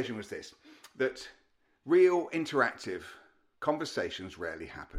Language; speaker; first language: English; native; English